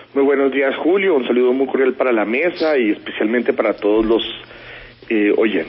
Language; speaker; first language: Spanish; native; Spanish